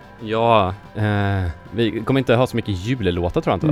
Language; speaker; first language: Swedish; native; Swedish